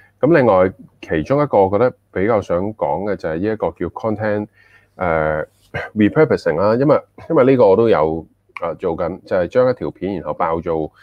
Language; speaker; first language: Cantonese; early bilingual, heritage; Cantonese